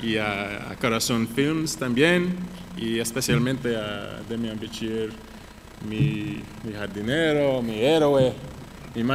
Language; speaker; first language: Spanish; non-native, learner; English